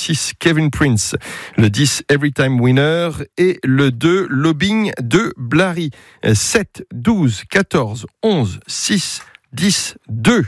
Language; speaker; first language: French; native; French